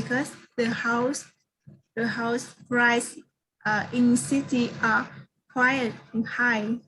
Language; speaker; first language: English; non-native, learner; Vietnamese